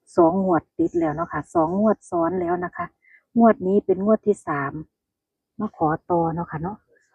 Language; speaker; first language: Thai; native; Thai